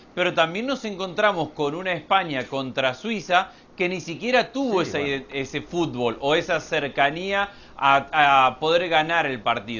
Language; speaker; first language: Spanish; native; Spanish